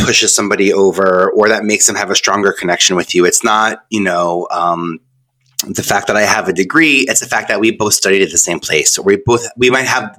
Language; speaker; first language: English; native; English